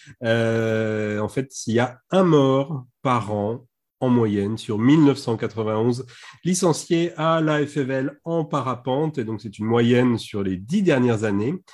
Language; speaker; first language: French; native; French